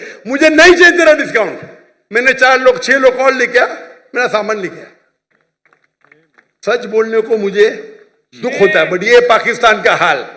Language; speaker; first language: Hindi; non-native, local second language; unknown